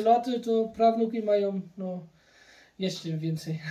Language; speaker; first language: Polish; early bilingual, heritage; German